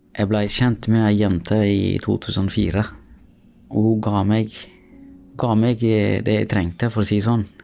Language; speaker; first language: Norwegian; early bilingual, other home language; Sinhala